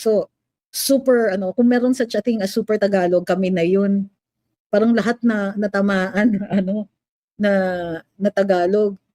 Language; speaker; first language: Filipino; native; Filipino